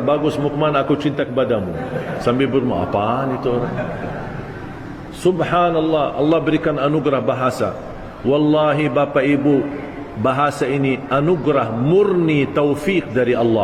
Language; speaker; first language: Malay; non-native, fluent; Arabic